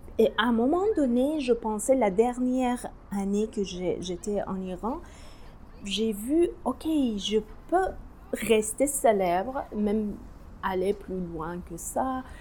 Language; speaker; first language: French; non-native, learner; Persian